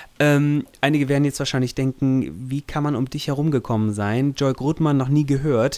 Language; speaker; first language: German; native; German